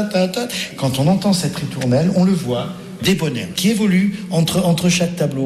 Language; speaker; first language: French; native; French